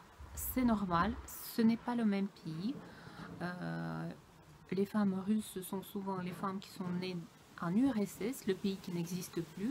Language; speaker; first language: French; non-native, fluent; Russian